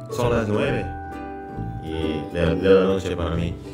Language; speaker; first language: Spanish; non-native, learner; Indonesian